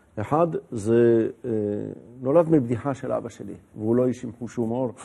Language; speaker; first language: Hebrew; native; Hebrew